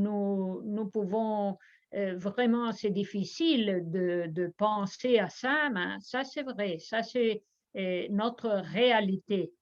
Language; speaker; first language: French; non-native, fluent; Spanish